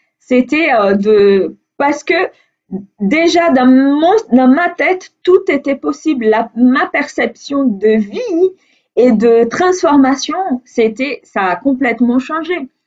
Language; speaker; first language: French; non-native, fluent; Portuguese